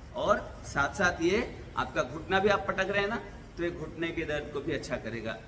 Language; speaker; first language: Hindi; native; Hindi